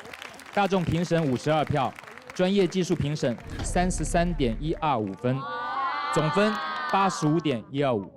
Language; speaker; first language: Chinese; native; Chinese